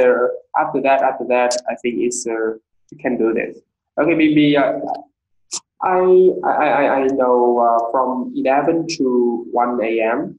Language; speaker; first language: English; non-native, learner; Vietnamese